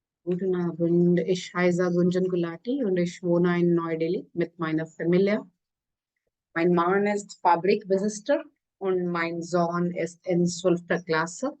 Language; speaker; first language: German; non-native, fluent; Hindi